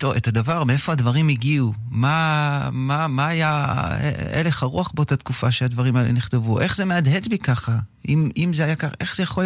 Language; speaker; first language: Hebrew; native; Hebrew